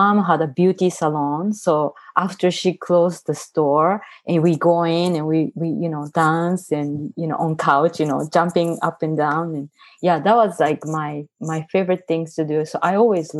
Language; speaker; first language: English; non-native, fluent; Japanese